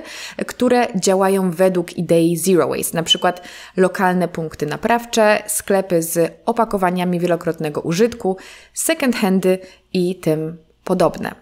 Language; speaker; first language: Polish; native; Polish